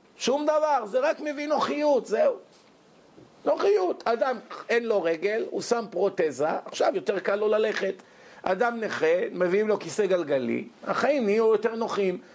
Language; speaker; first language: Hebrew; native; Hebrew